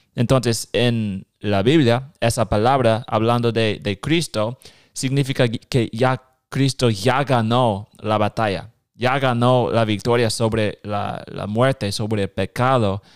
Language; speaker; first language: Spanish; non-native, fluent; English